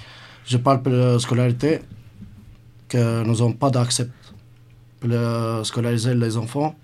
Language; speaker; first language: French; non-native, learner; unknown